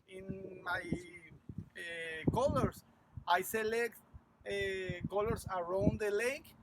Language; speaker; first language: English; non-native, learner; Spanish